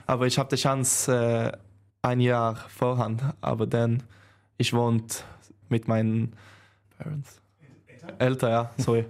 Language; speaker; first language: German; non-native, learner; Swedish